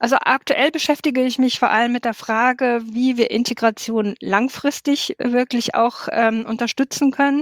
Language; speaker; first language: German; native; German